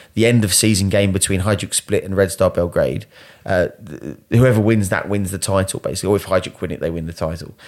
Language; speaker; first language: English; native; English